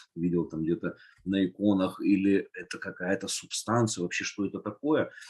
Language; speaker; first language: Russian; native; Russian